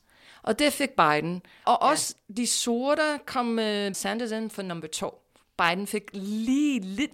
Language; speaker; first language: Danish; non-native, fluent; English